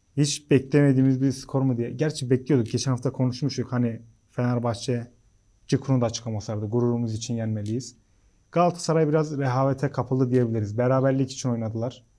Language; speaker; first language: Turkish; native; Turkish